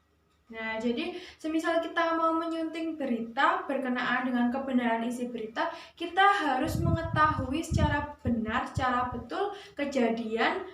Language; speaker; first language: Indonesian; native; Indonesian